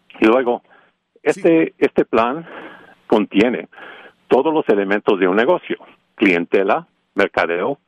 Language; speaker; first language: Spanish; early bilingual, heritage; Spanish